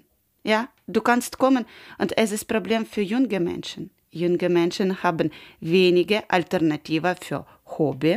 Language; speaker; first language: German; non-native, learner; Ukrainian